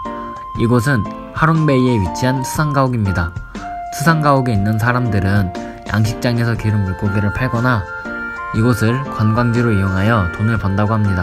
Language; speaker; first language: Korean; native; Korean